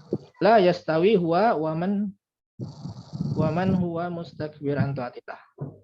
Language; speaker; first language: Arabic; non-native, fluent; Indonesian